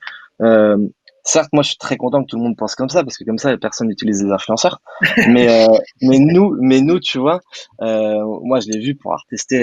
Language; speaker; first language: French; native; French